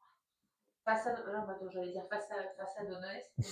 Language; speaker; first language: French; native; French